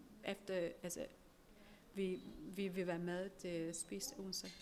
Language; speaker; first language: Danish; non-native, fluent; Vietnamese